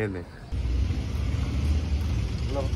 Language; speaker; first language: Korean; native; Korean